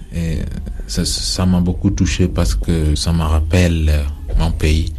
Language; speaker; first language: French; non-native, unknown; Acoli